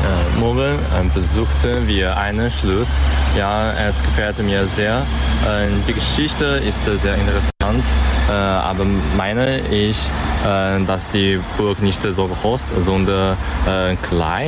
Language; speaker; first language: German; non-native, learner; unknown